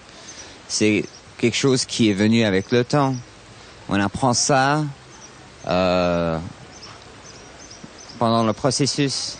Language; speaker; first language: French; non-native, fluent; English